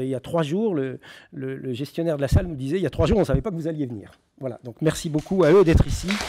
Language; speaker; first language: French; native; French